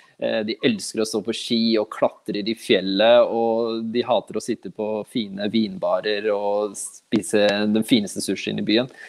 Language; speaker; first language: Norwegian; early bilingual, other home language; Urdu